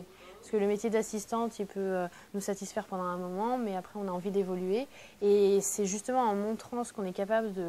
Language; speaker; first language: French; native; French